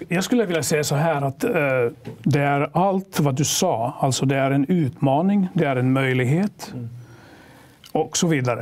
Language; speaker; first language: Swedish; non-native, local second language; Finnish